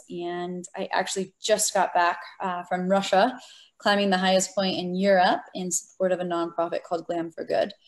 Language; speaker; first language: English; native; English